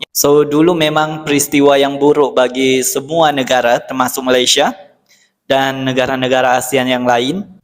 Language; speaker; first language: Malay; native; Malay